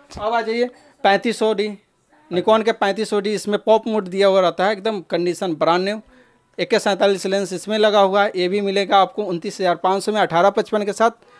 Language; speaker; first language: Hindi; native; Hindi